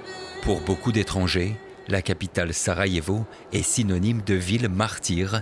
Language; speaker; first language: French; native; French